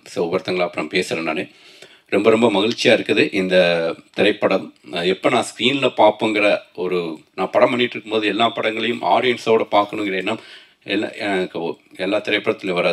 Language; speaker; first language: Tamil; native; Tamil